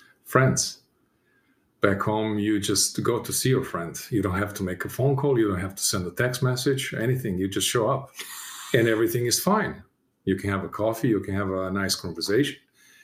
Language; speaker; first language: English; non-native, fluent; Serbian